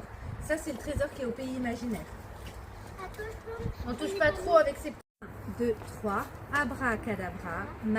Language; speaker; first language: French; native; French